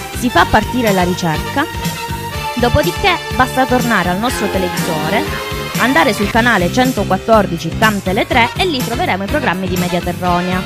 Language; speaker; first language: Italian; native; Italian